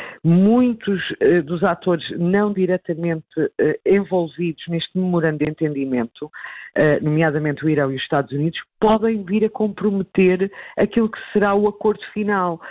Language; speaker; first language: Portuguese; native; Portuguese